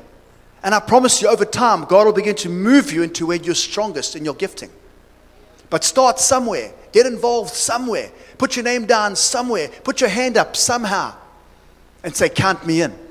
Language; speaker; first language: English; native; English